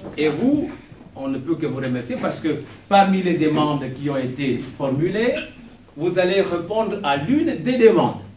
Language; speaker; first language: French; non-native, local second language; Kongo